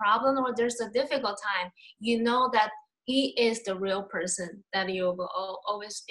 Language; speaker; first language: English; non-native, fluent; Chinese